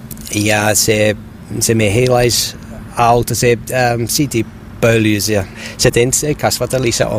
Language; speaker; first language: Finnish; non-native, learner; English